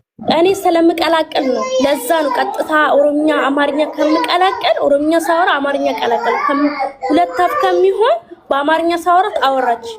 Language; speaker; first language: Amharic; native; Amharic